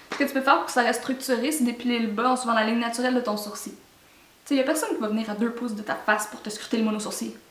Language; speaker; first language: French; native; French